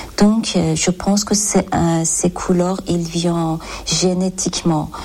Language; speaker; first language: French; non-native, learner; Persian